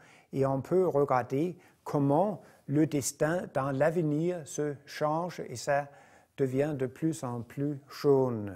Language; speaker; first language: French; non-native, fluent; Danish